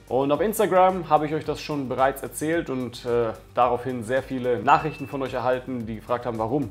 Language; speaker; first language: German; native; German